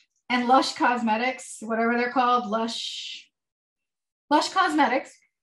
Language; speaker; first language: English; native; English